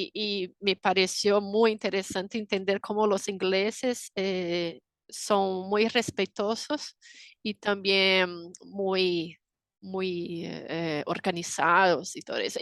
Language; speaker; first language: Spanish; non-native, fluent; Portuguese